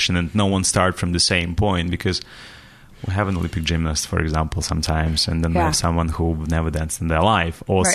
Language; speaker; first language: English; non-native, fluent; Russian